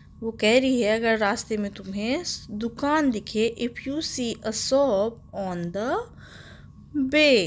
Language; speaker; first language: Hindi; native; Hindi